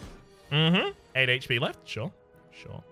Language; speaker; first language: English; native; English